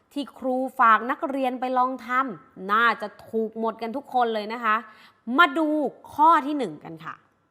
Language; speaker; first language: Thai; native; Thai